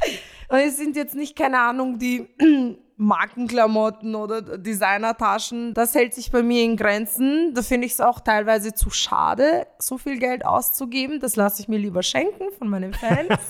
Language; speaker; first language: German; early bilingual, other home language; Romanian